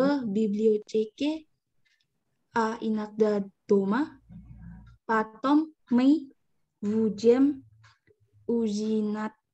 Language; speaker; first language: Russian; non-native, learner; Indonesian